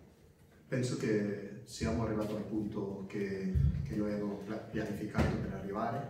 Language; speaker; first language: Italian; non-native, fluent; Spanish